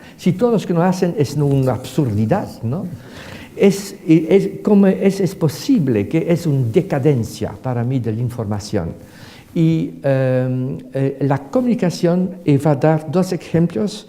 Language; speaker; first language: Spanish; non-native, fluent; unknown